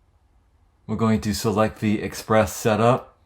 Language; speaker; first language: English; native; English